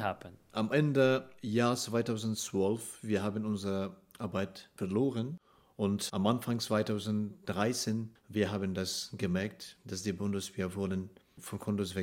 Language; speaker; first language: German; non-native, fluent; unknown